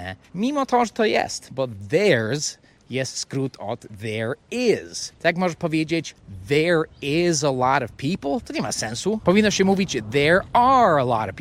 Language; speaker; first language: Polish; non-native, fluent; English